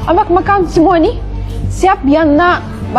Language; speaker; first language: Indonesian; non-native, learner; Russian